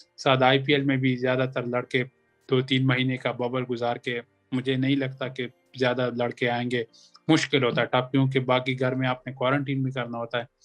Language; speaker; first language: Urdu; non-native, local second language; Pashto